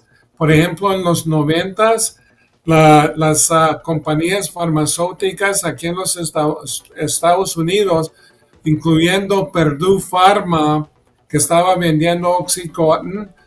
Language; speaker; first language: Spanish; early bilingual, heritage; Spanish